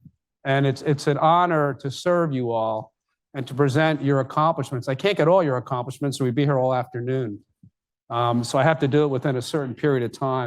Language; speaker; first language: English; native; English